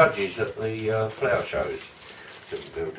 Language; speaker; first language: English; native; English